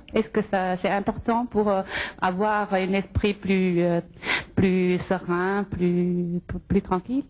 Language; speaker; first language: French; non-native, fluent; Chinese